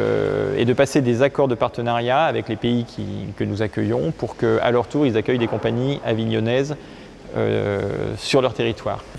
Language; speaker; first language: French; native; French